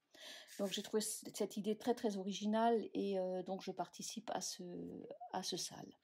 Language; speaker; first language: French; native; French